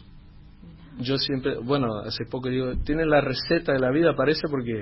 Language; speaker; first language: Spanish; non-native, fluent; Dutch